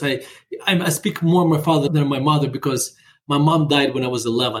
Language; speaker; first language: English; non-native, fluent; Russian